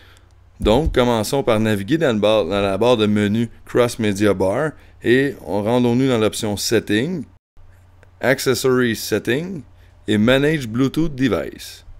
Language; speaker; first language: French; native; French